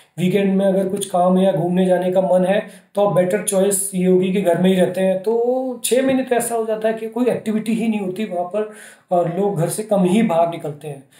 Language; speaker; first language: Hindi; native; Hindi